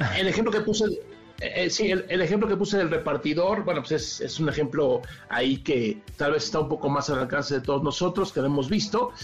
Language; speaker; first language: Spanish; native; Spanish